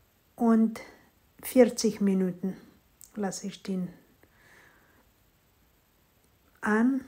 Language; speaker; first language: German; non-native, fluent; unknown